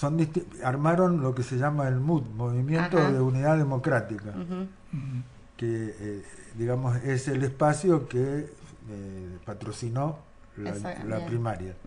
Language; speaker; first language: Spanish; native; Spanish